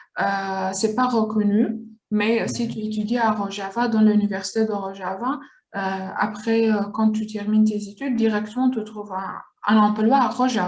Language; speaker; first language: French; non-native, learner; Kurdish